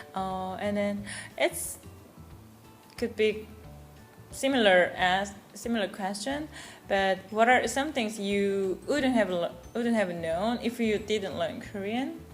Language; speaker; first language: English; non-native, fluent; Korean